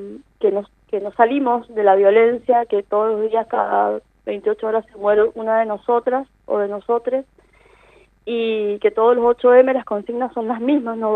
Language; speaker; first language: Spanish; native; Spanish